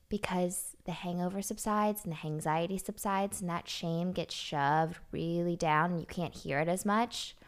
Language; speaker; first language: English; native; English